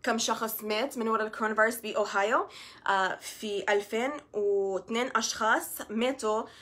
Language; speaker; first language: Arabic; early bilingual, other home language; English